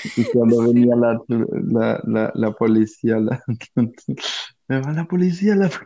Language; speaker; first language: Spanish; non-native, fluent; German